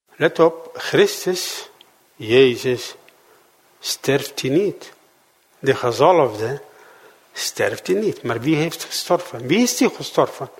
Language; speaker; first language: Dutch; non-native, fluent; Arabic